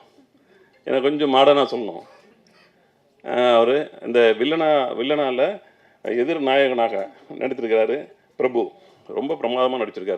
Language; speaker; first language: Tamil; native; Tamil